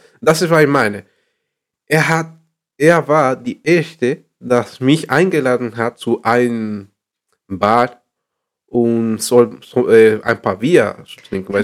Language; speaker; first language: German; non-native, learner; Spanish